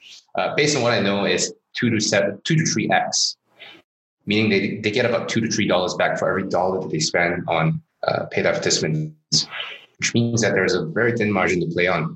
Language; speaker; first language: English; non-native, local second language; Chinese